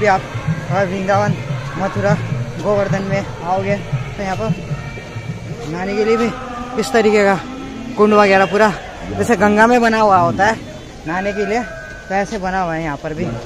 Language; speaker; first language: Hindi; non-native, local second language; Nepali